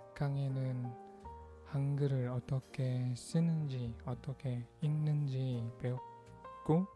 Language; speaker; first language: Korean; non-native, learner; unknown